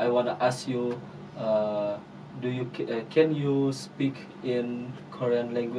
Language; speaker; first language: English; non-native, learner; Indonesian